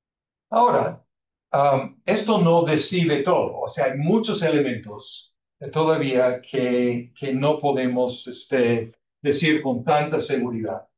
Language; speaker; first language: Spanish; non-native, fluent; English